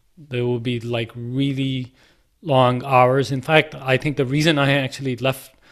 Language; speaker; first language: English; non-native, local second language; Punjabi